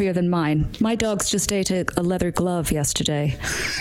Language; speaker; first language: English; native; English